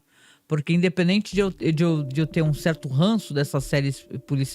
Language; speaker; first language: Portuguese; native; Portuguese